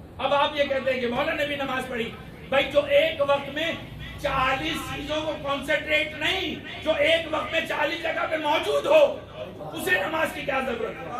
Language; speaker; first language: Urdu; native; Urdu